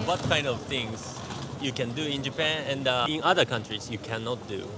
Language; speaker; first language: English; non-native, fluent; Japanese